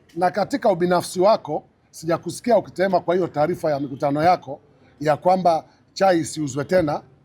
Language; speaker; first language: Swahili; native; Swahili